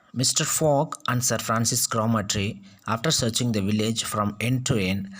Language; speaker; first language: English; non-native, local second language; Tamil